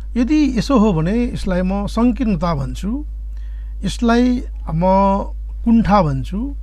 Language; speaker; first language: Nepali; non-native, local second language; Dangaura Tharu